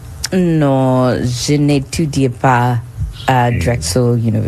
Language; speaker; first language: French; non-native, learner; English